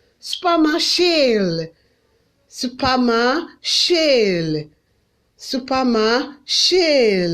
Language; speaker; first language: French; non-native, fluent; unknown